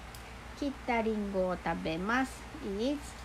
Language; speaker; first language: Japanese; non-native, fluent; Filipino